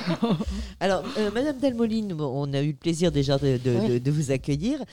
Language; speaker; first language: French; native; French